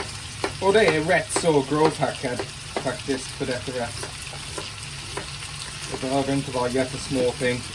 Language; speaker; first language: Swedish; non-native, fluent; English